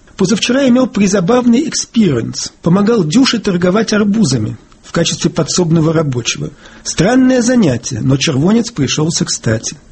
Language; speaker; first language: Russian; native; Russian